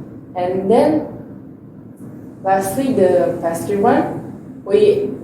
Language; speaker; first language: English; non-native, learner; Indonesian